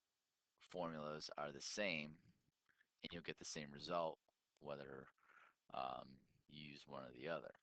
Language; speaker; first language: English; native; English